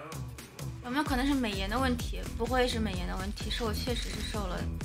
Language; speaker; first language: Chinese; native; Chinese